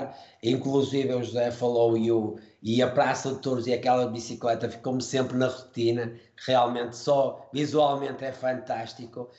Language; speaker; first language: Portuguese; native; Portuguese